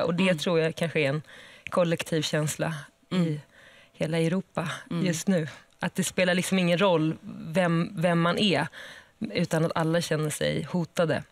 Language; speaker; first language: Swedish; native; Swedish